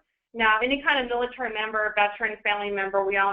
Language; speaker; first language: English; native; English